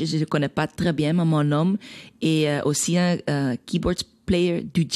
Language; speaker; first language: French; non-native, learner; Dutch